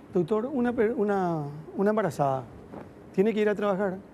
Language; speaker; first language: Spanish; native; Spanish